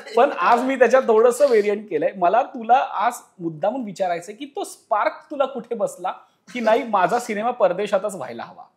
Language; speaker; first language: Marathi; native; Marathi